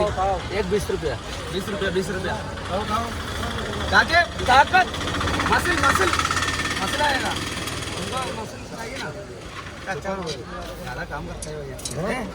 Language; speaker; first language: Hindi; non-native, local second language; Malayalam